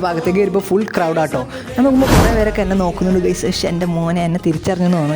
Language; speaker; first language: Malayalam; native; Malayalam